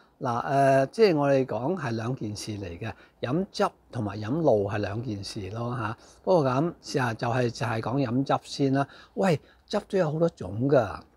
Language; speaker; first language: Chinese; non-native, local second language; Cantonese